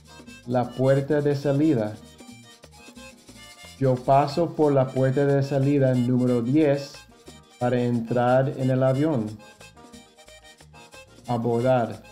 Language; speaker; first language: Spanish; non-native, fluent; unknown